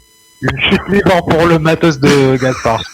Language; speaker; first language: French; non-native, local second language; Arabic